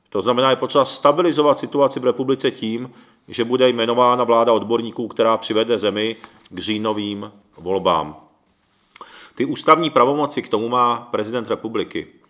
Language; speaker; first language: Czech; early bilingual, other home language; Japanese